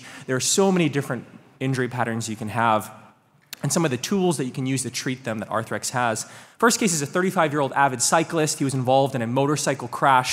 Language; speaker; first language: English; native; English